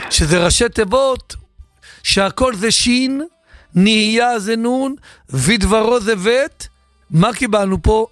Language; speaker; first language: Hebrew; native; Hebrew